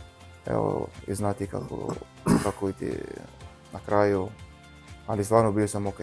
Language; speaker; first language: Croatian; non-native, learner; Arabic